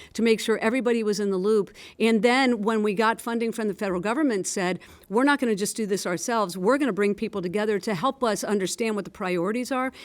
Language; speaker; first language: English; native; English